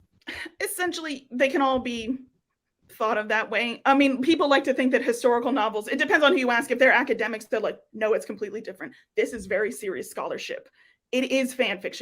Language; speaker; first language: English; native; English